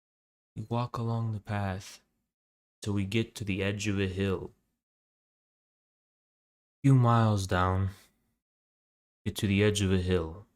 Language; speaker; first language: English; native; English